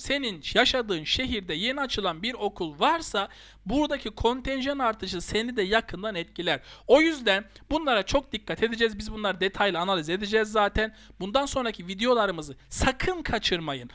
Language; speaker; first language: Turkish; native; Turkish